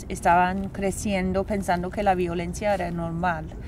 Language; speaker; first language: Spanish; non-native, fluent; English